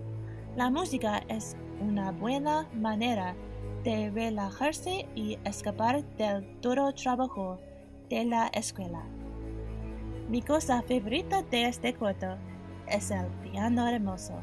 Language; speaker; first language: Spanish; non-native, learner; English